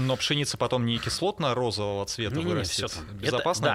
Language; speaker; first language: Russian; native; Russian